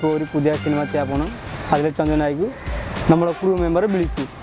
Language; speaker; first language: Malayalam; non-native, local second language; Odia